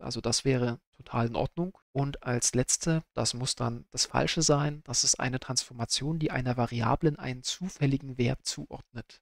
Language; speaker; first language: German; native; German